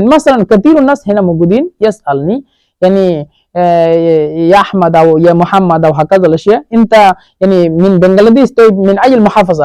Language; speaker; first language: Arabic; non-native, learner; Bangla